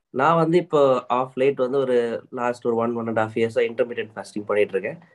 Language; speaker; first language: Tamil; native; Tamil